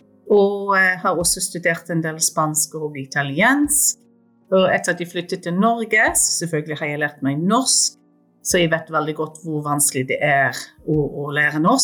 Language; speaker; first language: Norwegian; non-native, fluent; English